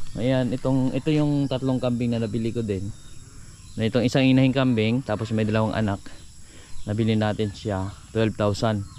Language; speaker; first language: Filipino; non-native, local second language; Cebuano